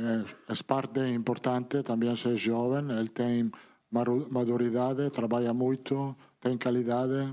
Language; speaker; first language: Portuguese; non-native, learner; Italian